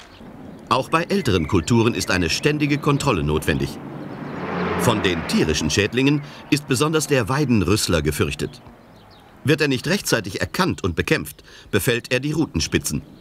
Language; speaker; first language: German; native; German